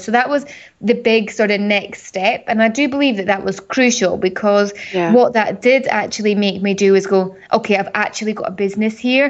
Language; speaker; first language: English; native; English